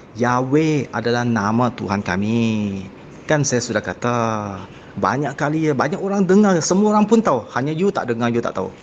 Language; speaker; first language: Malay; non-native, local second language; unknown